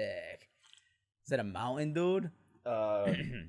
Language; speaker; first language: English; native; English